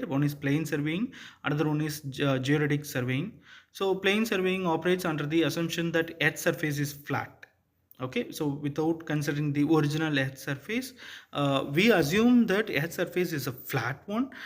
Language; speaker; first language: English; non-native, local second language; Tamil